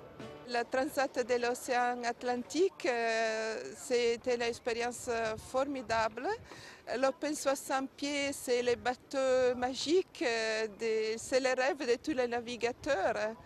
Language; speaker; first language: French; non-native, learner; Italian